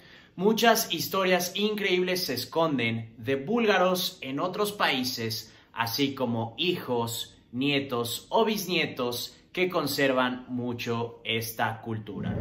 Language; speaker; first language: Spanish; non-native, fluent; Bulgarian